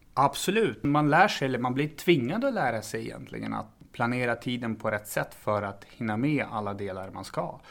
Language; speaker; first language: Swedish; early bilingual, other home language; Serbian